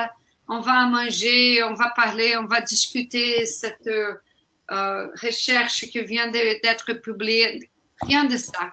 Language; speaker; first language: French; non-native, fluent; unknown